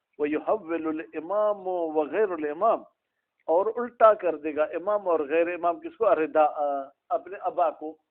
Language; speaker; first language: Urdu; non-native, local second language; Sindhi